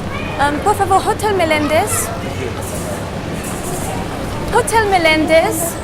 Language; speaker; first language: Spanish; non-native, learner; English